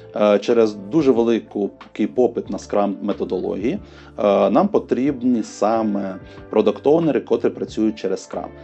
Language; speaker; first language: Ukrainian; non-native, local second language; Russian